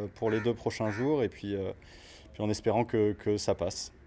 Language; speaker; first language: French; native; French